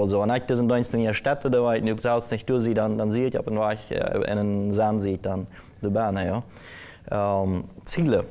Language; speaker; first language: German; non-native, local second language; Plautdietsch